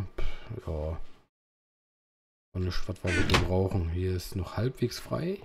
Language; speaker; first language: German; native; German